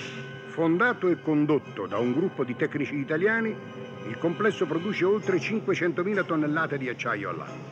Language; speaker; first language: Italian; native; Italian